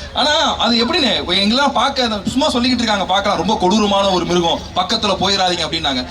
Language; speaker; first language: Tamil; native; Tamil